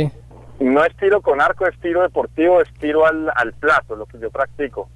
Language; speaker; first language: Spanish; native; Spanish